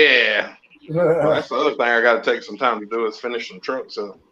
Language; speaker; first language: English; native; English